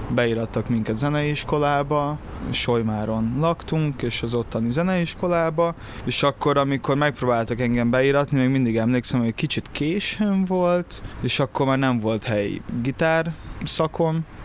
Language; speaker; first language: Hungarian; early bilingual, other home language; Portuguese